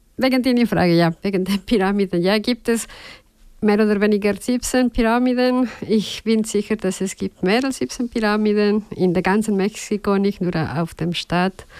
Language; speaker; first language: German; non-native, learner; Spanish